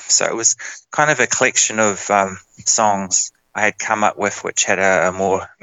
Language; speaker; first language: English; native; English